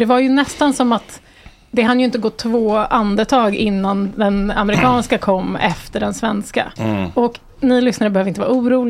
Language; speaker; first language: Swedish; native; Swedish